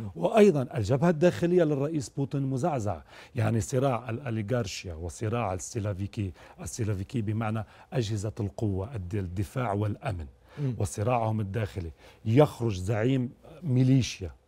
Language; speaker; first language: Arabic; native; Arabic